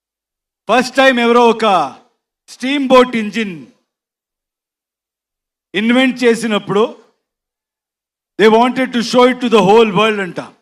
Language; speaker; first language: Telugu; non-native, local second language; Kannada